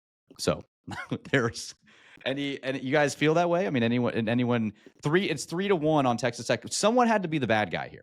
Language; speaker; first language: English; native; English